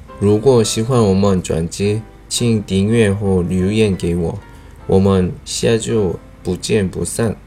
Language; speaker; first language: Chinese; non-native, learner; Korean